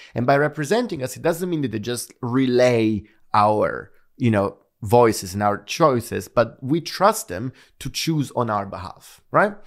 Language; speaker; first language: English; non-native, fluent; Italian